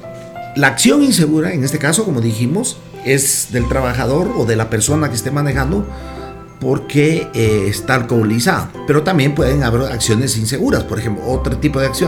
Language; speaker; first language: Spanish; native; Spanish